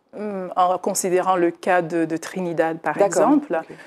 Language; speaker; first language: French; native; French